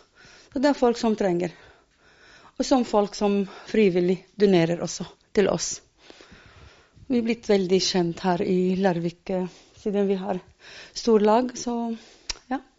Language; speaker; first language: Norwegian; non-native, fluent; Arabic